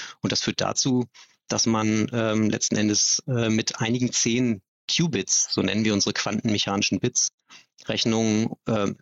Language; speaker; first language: German; native; German